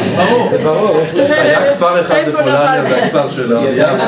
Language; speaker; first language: Hebrew; native; Hebrew